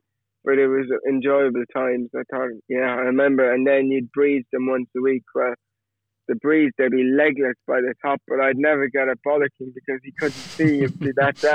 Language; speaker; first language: English; native; English